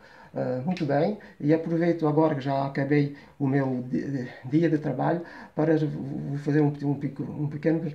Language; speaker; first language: Portuguese; early bilingual, heritage; Portuguese